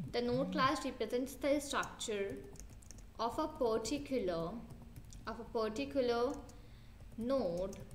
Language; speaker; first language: English; non-native, local second language; Hindi